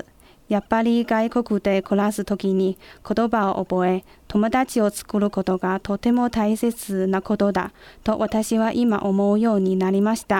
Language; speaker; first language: Japanese; non-native, fluent; Chinese